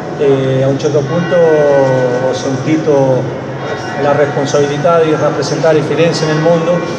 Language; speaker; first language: Italian; non-native, fluent; Spanish